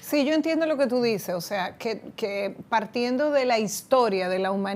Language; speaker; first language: Spanish; native; Spanish